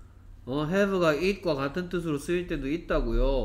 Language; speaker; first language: Korean; native; Korean